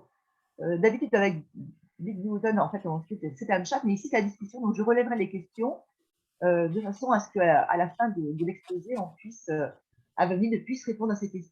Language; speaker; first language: French; native; French